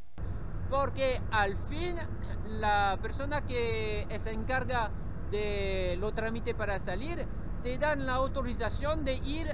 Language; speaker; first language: Spanish; non-native, learner; French